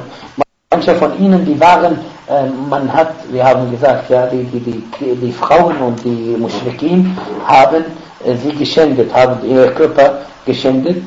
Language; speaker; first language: German; non-native, fluent; Arabic